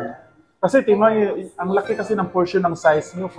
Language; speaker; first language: Filipino; non-native, local second language; Cebuano